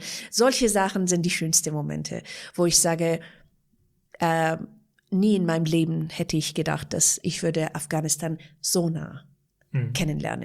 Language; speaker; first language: German; non-native, fluent; Persian